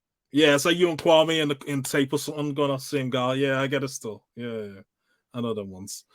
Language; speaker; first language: English; native; English